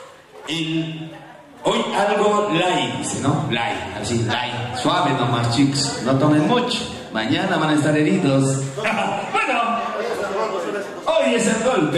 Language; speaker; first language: Spanish; native; Spanish